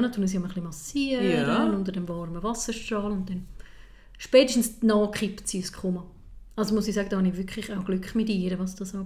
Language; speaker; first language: German; native; German